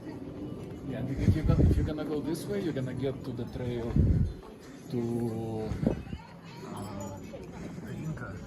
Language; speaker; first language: English; non-native, fluent; Russian